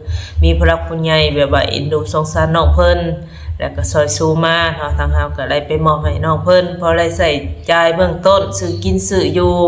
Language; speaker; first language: Thai; non-native, local second language; Lao